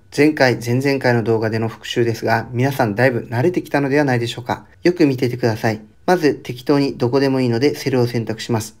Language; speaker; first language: Japanese; native; Japanese